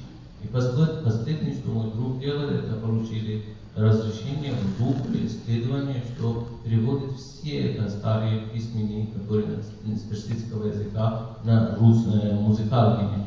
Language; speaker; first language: Russian; non-native, learner; Persian